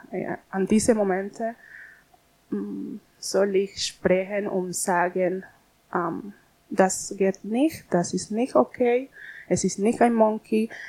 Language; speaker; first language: German; non-native, learner; Spanish